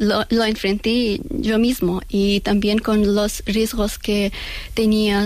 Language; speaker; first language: Spanish; non-native, learner; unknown